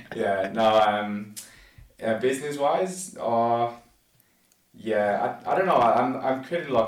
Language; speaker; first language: English; native; English